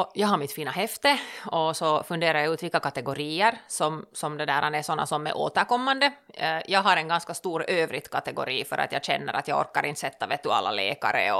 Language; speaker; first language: Swedish; native; Swedish